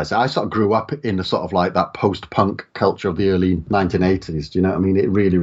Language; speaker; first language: English; native; English